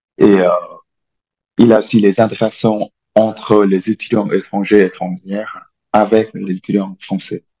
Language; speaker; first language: French; non-native, fluent; Vietnamese